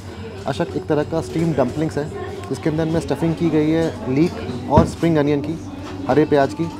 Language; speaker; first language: Hindi; native; Hindi